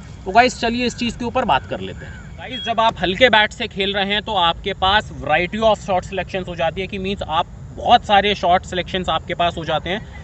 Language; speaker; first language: Hindi; native; Hindi